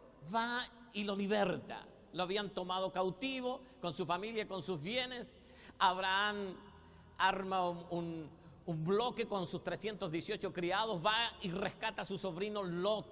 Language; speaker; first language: Spanish; native; Spanish